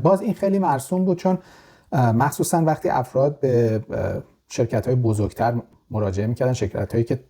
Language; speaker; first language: Persian; native; Persian